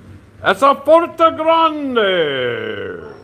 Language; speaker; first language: Spanish; non-native, learner; English